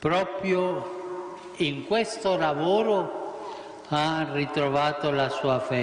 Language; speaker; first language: Italian; non-native, fluent; Spanish